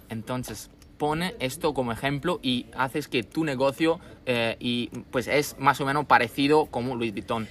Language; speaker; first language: Spanish; non-native, fluent; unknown